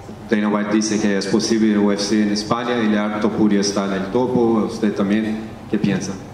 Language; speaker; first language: Spanish; non-native, learner; English